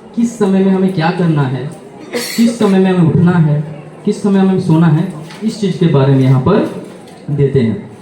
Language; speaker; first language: Hindi; non-native, local second language; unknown